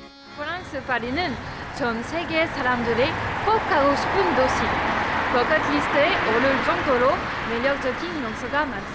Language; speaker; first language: Korean; non-native, learner; French